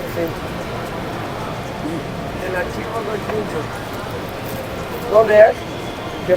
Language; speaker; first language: Spanish; non-native, learner; Portuguese